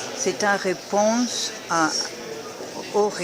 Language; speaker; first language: French; non-native, fluent; Spanish